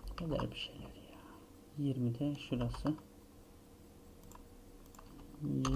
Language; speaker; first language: Turkish; native; Turkish